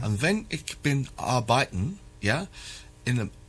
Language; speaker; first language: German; non-native, learner; English